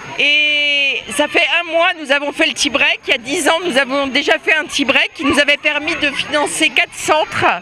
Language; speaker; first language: French; native; French